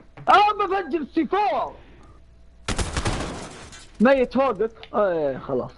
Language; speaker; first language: English; non-native, local second language; Arabic